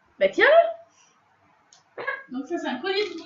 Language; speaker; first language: French; native; French